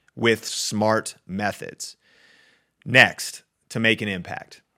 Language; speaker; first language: English; native; English